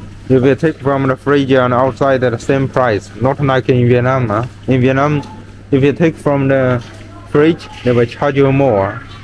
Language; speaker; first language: English; non-native, learner; Chinese